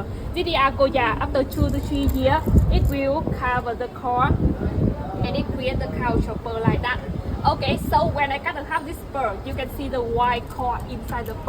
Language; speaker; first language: English; non-native, learner; Vietnamese